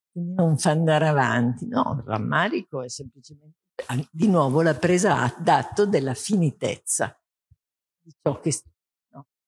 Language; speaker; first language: Italian; native; Italian